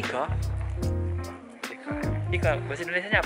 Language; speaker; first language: Japanese; non-native, fluent; Indonesian